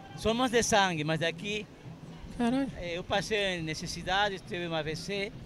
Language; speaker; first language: Portuguese; non-native, fluent; Arabic